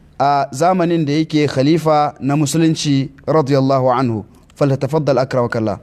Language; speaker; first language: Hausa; native; Hausa